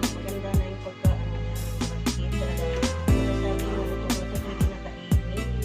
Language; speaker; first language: Filipino; non-native, local second language; Kinaray-a